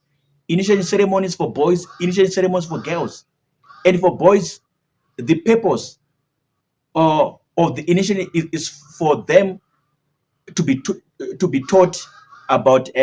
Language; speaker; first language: English; non-native, local second language; Shona